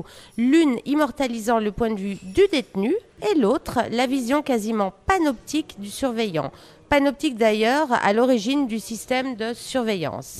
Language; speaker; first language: French; native; French